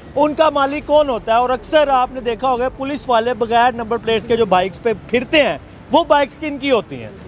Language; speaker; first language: Urdu; native; Urdu